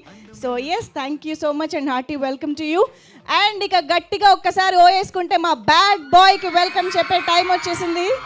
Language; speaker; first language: Telugu; native; Telugu